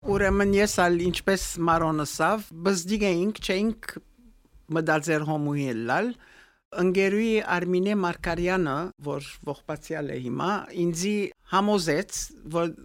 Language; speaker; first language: Armenian; early bilingual, heritage; Armenian